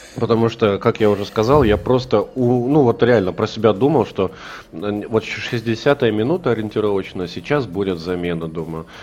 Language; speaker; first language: Russian; native; Russian